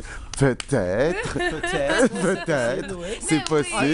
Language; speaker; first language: French; native; French